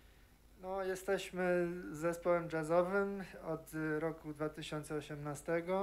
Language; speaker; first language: Polish; non-native, fluent; Portuguese